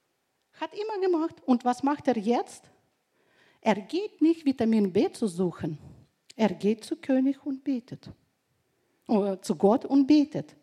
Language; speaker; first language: German; non-native, fluent; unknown